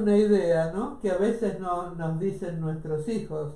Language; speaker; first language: Spanish; native; Spanish